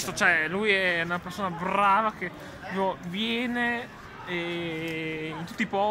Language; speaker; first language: Italian; native; Italian